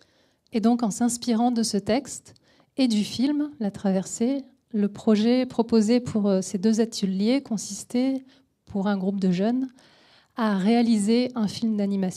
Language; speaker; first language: French; native; French